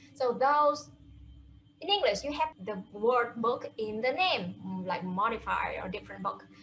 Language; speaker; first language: English; non-native, fluent; Vietnamese